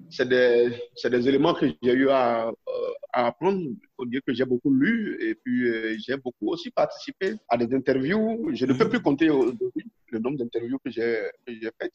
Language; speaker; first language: French; non-native, local second language; Yoruba